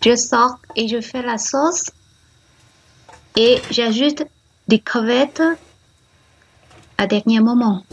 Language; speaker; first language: French; non-native, learner; Vietnamese